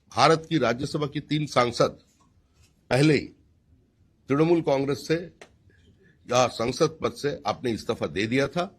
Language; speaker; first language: Hindi; non-native, local second language; Bangla